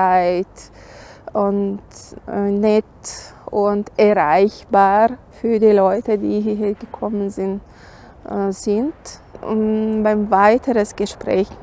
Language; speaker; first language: German; non-native, fluent; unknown